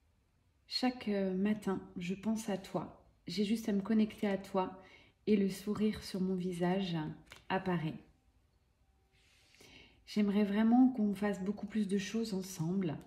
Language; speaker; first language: French; native; French